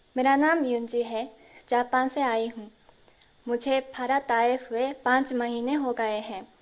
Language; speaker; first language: Hindi; non-native, fluent; Korean